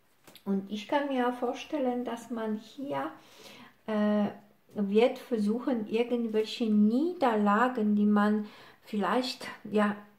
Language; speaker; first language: German; non-native, fluent; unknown